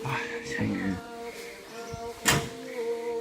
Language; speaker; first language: Thai; non-native, learner; English